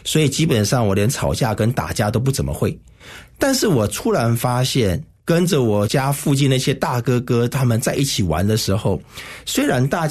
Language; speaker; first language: Chinese; native; Chinese